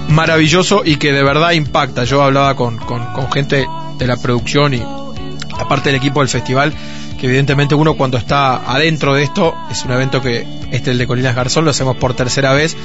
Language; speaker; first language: Spanish; native; Spanish